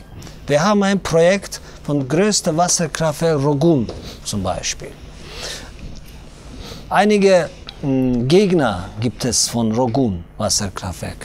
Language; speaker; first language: German; non-native, learner; Tajik